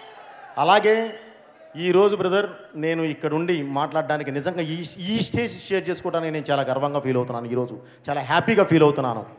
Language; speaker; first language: Telugu; native; Telugu